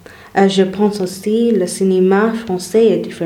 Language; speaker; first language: French; non-native, learner; English